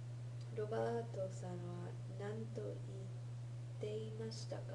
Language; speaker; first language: Japanese; non-native, learner; English